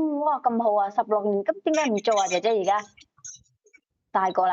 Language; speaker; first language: Cantonese; native; Cantonese